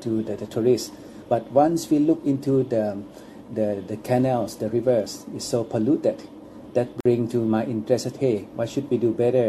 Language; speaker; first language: English; non-native, fluent; Thai